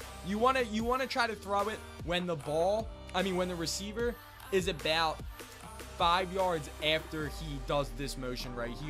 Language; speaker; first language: English; native; English